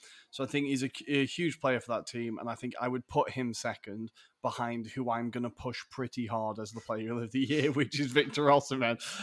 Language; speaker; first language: English; native; English